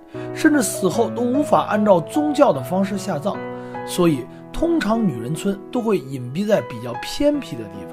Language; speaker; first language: Chinese; native; Chinese